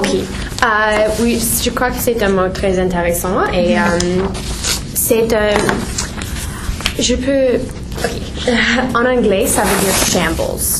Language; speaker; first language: French; non-native, learner; English